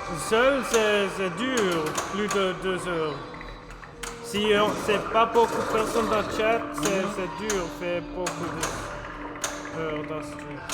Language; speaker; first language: French; non-native, local second language; German